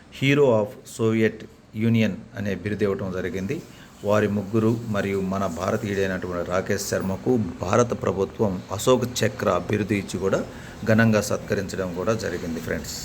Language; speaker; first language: Telugu; native; Telugu